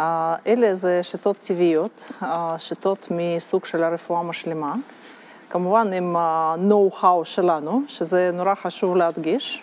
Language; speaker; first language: Hebrew; non-native, fluent; Russian